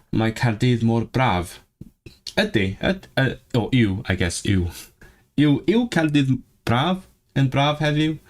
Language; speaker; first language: Welsh; non-native, learner; Cantonese